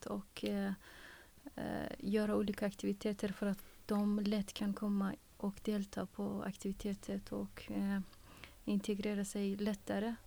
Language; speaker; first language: Swedish; non-native, fluent; Persian